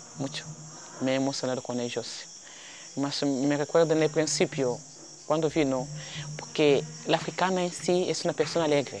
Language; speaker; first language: Spanish; non-native, fluent; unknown